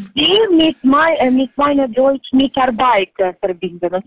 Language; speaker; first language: German; non-native, learner; Estonian